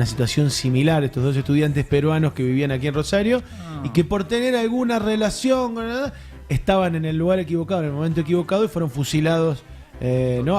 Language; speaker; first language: Spanish; native; Spanish